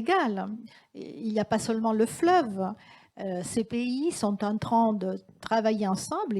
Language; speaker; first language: French; non-native, fluent; Italian